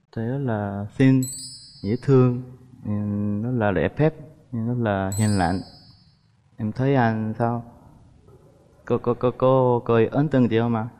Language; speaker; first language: Vietnamese; non-native, fluent; Korean